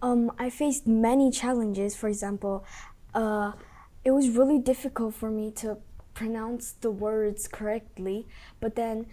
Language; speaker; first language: English; non-native, fluent; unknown